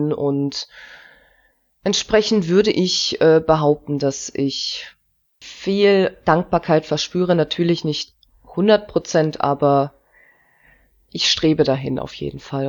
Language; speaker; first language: German; native; German